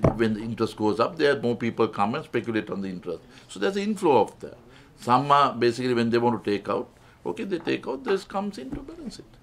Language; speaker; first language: English; non-native, local second language; Sinhala